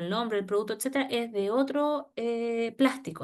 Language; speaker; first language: Spanish; native; Spanish